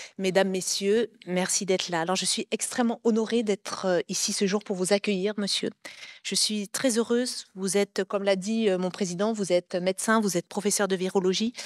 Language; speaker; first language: French; native; French